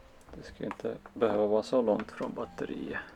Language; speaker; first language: Swedish; native; Swedish